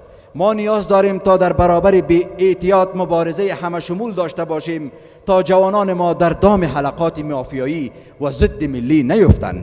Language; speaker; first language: Persian; native; Persian